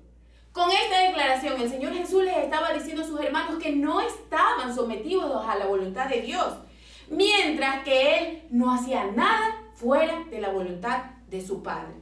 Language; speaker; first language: Spanish; native; Spanish